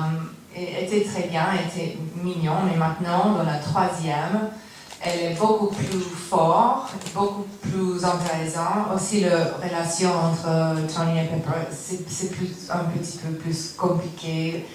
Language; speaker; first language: French; non-native, learner; English